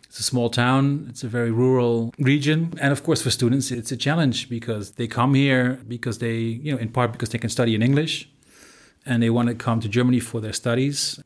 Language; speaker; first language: English; non-native, fluent; Dutch